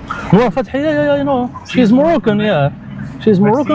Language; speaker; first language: English; non-native, local second language; Arabic